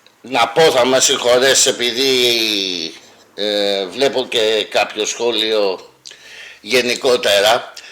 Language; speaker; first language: Greek; native; Greek